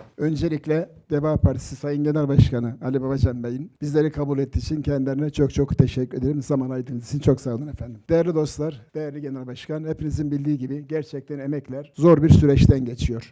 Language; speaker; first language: Turkish; native; Turkish